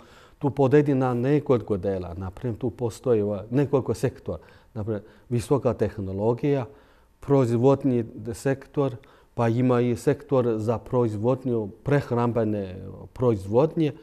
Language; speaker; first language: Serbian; non-native, fluent; Chinese